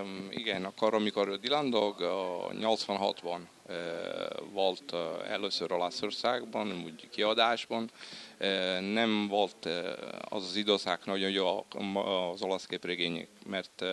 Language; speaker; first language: Hungarian; non-native, fluent; Italian